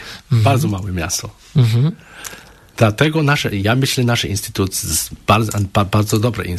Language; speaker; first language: Polish; non-native, learner; Chinese